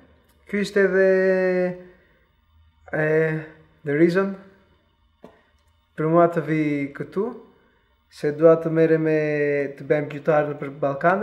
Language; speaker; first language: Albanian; early bilingual, heritage; Albanian